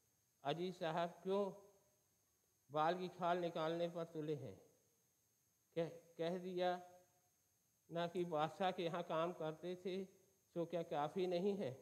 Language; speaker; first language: Hindi; native; Hindi